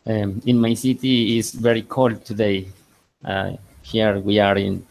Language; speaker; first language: English; non-native, learner; Spanish